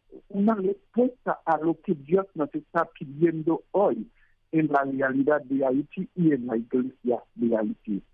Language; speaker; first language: Spanish; non-native, fluent; Haitian Creole